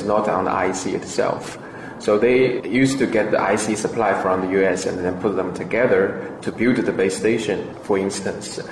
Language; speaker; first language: English; non-native, fluent; Chinese